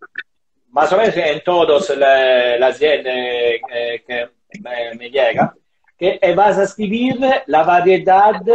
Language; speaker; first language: Spanish; non-native, learner; Italian